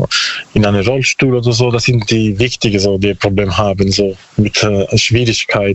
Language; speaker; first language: German; non-native, learner; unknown